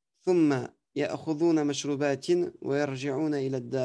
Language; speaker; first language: Arabic; non-native, fluent; French